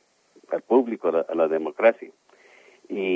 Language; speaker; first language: Spanish; early bilingual, heritage; Spanish